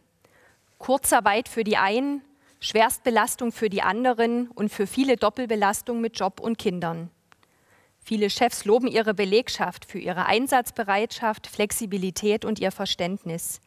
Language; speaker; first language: German; native; German